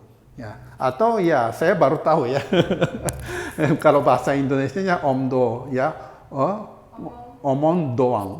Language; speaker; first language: Indonesian; non-native, fluent; Japanese